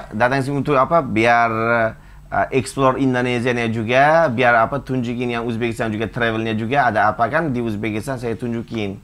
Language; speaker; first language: Indonesian; non-native, fluent; Uzbek